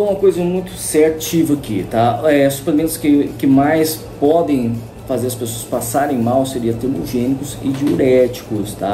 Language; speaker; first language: Portuguese; native; Portuguese